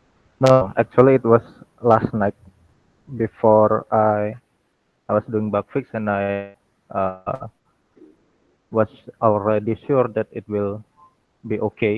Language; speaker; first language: English; non-native, learner; Indonesian